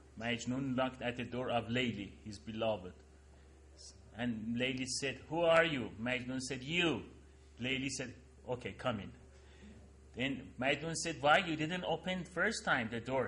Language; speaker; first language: English; non-native, fluent; Persian